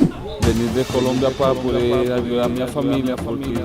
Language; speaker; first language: Portuguese; non-native, fluent; Spanish